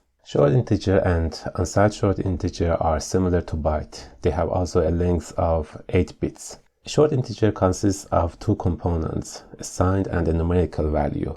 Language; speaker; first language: English; non-native, fluent; Persian